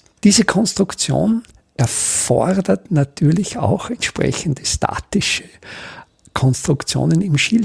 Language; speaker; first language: German; native; German